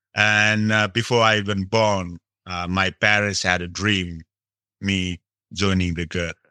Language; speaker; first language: English; non-native, local second language; Nepali